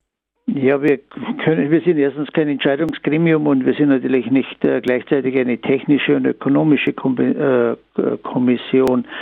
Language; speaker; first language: German; native; German